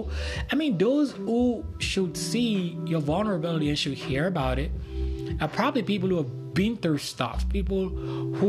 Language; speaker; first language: English; non-native, local second language; Yoruba